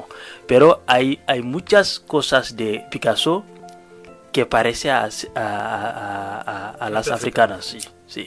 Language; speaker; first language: Spanish; non-native, learner; Wolof